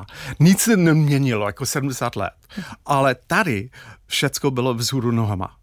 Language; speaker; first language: Czech; non-native, fluent; English